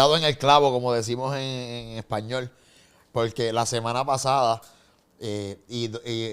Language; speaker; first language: Spanish; native; Spanish